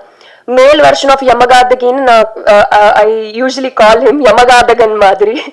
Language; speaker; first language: Tamil; non-native, learner; Telugu